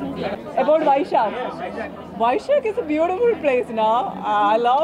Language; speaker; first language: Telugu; non-native, learner; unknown